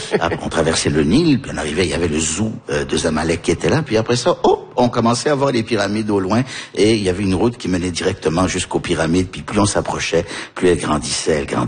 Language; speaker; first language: French; early bilingual, heritage; French